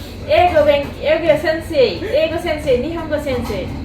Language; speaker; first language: Japanese; non-native, learner; Nepali